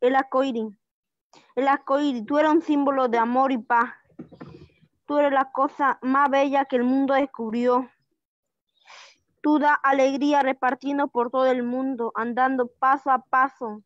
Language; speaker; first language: Spanish; native; Spanish